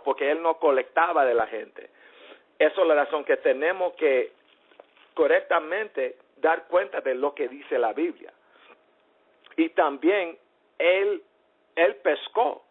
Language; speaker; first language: Spanish; early bilingual, heritage; English